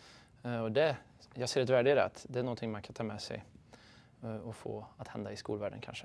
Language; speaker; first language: Swedish; native; Swedish